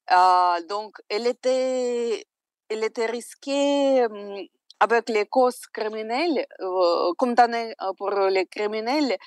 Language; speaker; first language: French; non-native, fluent; Russian